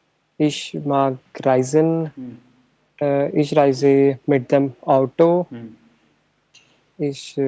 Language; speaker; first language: German; non-native, learner; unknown